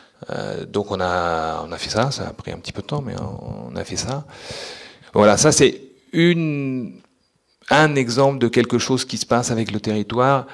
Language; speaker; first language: French; native; French